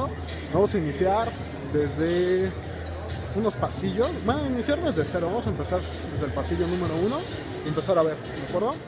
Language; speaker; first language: Spanish; native; Spanish